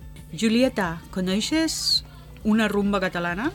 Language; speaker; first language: Catalan; non-native, learner; Spanish